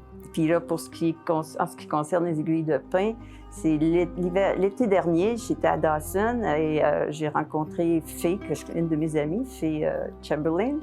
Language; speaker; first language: French; native; French